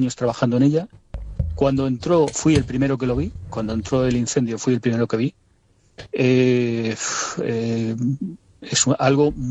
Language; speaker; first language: Spanish; native; Spanish